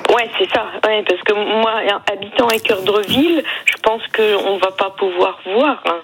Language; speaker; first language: French; native; French